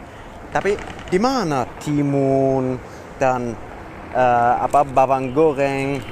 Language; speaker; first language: Indonesian; non-native, fluent; German